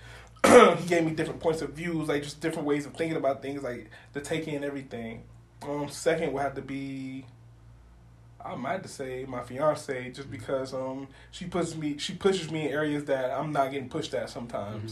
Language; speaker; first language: English; native; English